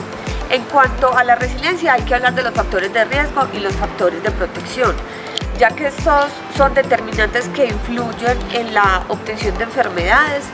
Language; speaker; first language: Spanish; native; Spanish